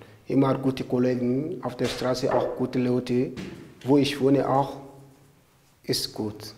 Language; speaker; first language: German; non-native, learner; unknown